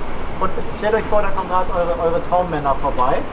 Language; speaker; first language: German; native; German